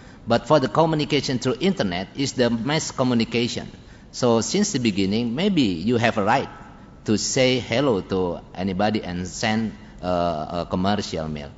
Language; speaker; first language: English; non-native, fluent; Indonesian